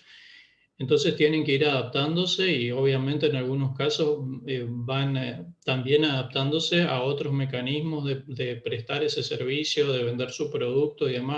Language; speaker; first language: Spanish; native; Spanish